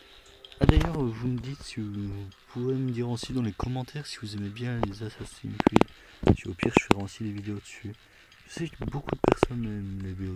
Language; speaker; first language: French; native; French